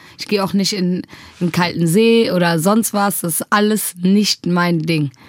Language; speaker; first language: German; early bilingual, other home language; Tigrinya